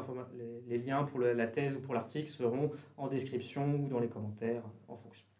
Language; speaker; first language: French; native; French